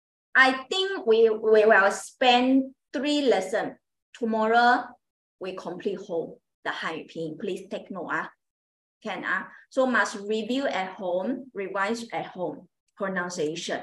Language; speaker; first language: English; non-native, learner; Chinese